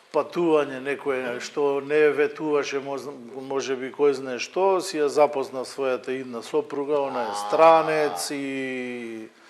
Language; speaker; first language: Macedonian; native; Macedonian